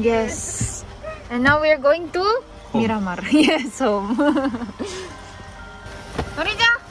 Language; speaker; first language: English; non-native, fluent; Indonesian